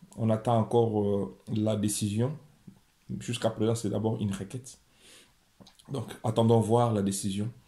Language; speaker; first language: French; non-native, local second language; Lingala